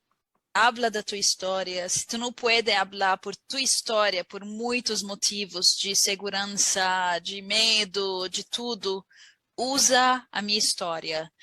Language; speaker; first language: Portuguese; non-native, learner; Arabic